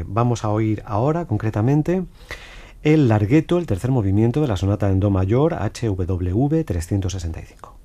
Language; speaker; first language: Spanish; native; Spanish